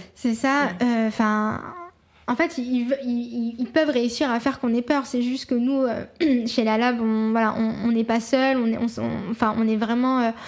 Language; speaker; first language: French; native; French